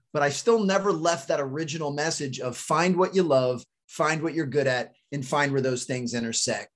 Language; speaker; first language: English; native; English